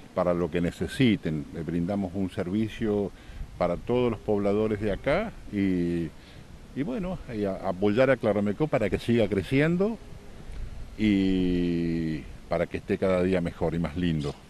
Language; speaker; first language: Spanish; native; Spanish